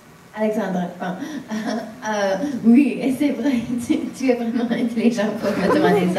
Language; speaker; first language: French; non-native, fluent; English